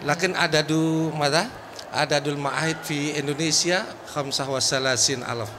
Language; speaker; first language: Arabic; non-native, learner; Indonesian